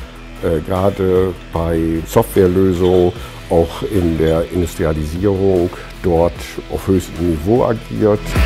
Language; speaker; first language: German; native; German